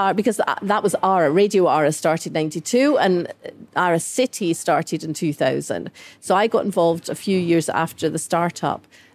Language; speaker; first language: English; native; English